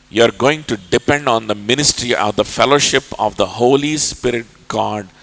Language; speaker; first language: English; non-native, local second language; Telugu